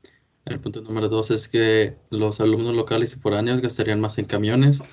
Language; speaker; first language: Spanish; native; Spanish